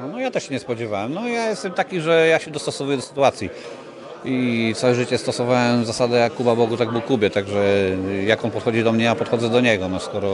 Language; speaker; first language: Polish; native; Polish